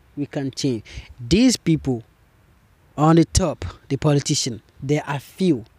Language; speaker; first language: English; non-native, fluent; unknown